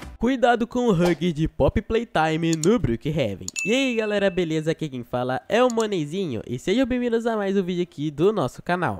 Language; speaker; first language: Portuguese; native; Portuguese